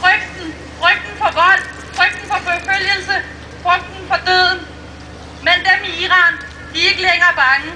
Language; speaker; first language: Danish; early bilingual, other home language; Persian